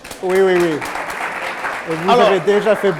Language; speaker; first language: French; non-native, fluent; English